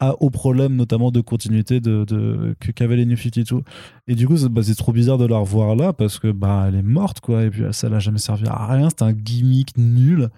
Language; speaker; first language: French; native; French